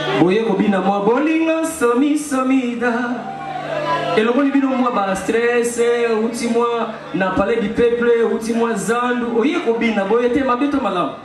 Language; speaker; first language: Lingala; native; Lingala